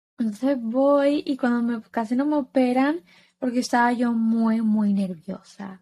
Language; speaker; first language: Spanish; early bilingual, heritage; Spanish